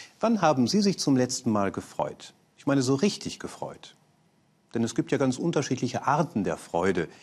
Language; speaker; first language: German; native; German